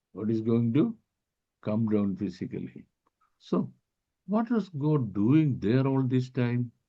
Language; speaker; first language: English; non-native, local second language; Malayalam